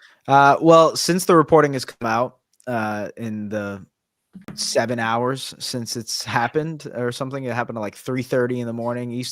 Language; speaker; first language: English; native; English